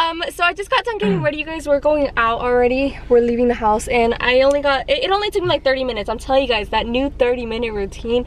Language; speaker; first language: English; early bilingual, other home language; Spanish